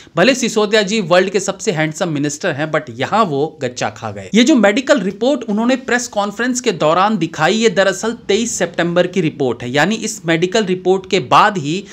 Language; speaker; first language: Hindi; native; Hindi